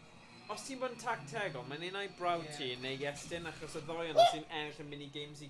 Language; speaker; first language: Welsh; native; Welsh